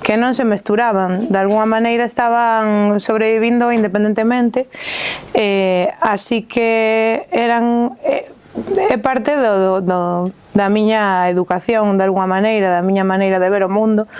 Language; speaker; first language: Galician; native; Galician